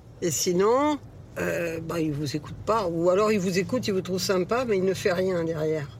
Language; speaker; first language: French; early bilingual, other home language; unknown